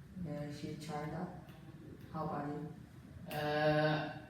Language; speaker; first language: English; non-native, learner; Vietnamese